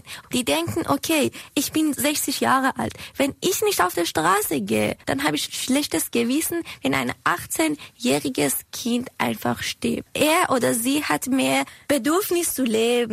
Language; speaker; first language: German; non-native, fluent; Persian